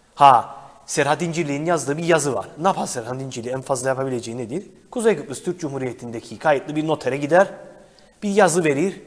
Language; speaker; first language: Turkish; native; Turkish